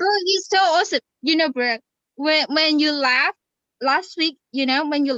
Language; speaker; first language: English; non-native, fluent; Indonesian